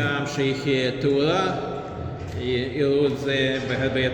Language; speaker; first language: Hebrew; non-native, local second language; Russian